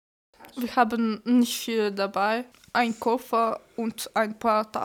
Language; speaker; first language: German; non-native, learner; Ukrainian